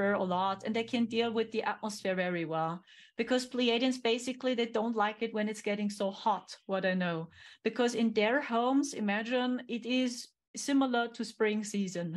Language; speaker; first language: English; non-native, fluent; German